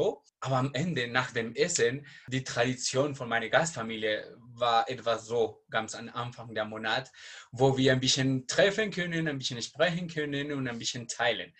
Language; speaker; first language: German; non-native, learner; Spanish